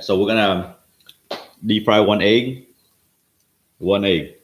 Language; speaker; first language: English; early bilingual, other home language; Vietnamese